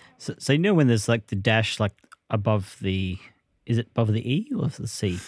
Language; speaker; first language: English; native; English